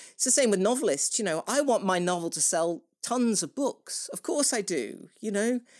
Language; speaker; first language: English; native; English